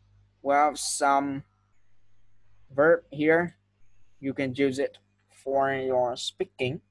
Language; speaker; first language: English; non-native, fluent; Vietnamese